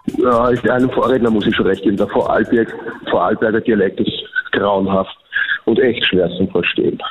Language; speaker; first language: German; native; German